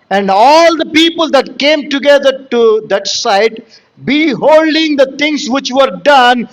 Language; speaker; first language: English; non-native, local second language; Telugu